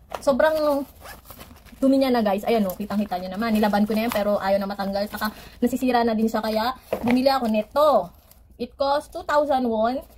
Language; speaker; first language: Filipino; native; Filipino